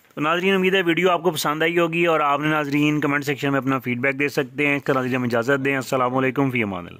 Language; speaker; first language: Urdu; non-native, local second language; Punjabi